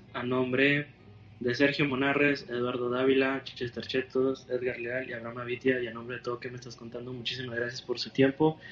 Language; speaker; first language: Spanish; native; Spanish